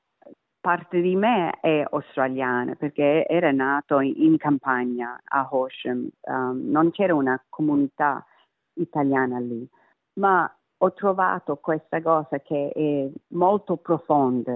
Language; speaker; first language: Italian; early bilingual, heritage; Italian